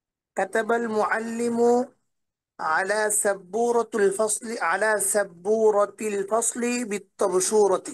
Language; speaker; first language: Arabic; non-native, learner; Bangla